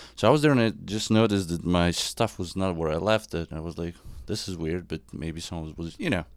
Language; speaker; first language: English; non-native, fluent; Serbian